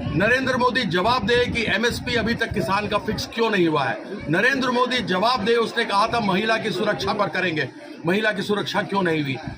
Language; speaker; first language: Hindi; native; Hindi